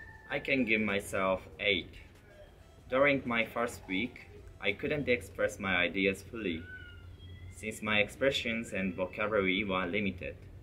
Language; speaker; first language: English; non-native, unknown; Japanese